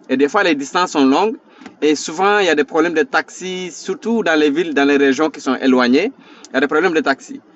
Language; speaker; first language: French; non-native, local second language; Wolof